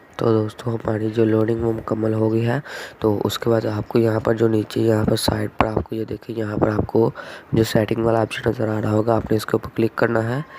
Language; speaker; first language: Urdu; non-native, local second language; Punjabi